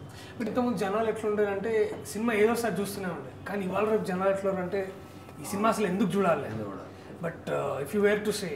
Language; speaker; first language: Telugu; native; Telugu